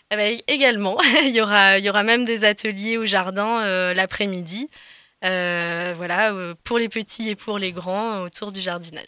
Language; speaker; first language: French; native; French